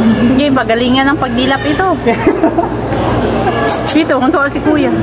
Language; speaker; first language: Filipino; non-native, local second language; Cebuano